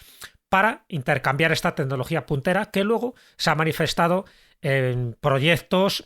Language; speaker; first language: Spanish; native; Spanish